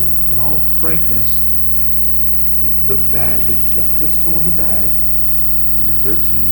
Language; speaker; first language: English; native; English